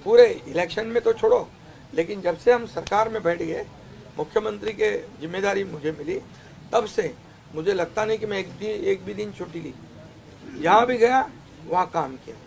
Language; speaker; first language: Hindi; non-native, local second language; Marathi